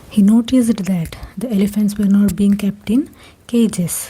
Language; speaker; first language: English; non-native, local second language; Kannada